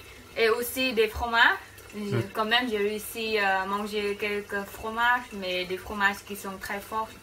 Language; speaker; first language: French; non-native, learner; Khmer